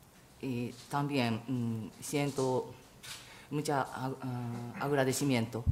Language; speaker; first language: Spanish; non-native, fluent; Japanese